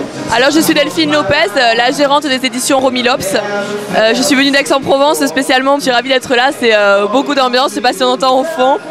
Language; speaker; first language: French; native; French